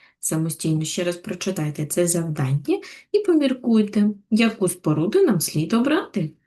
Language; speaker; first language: Ukrainian; native; Ukrainian